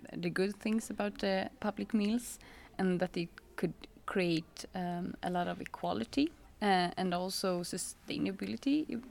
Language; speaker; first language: English; non-native, fluent; Swedish